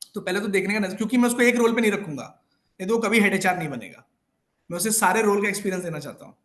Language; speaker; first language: Hindi; native; Hindi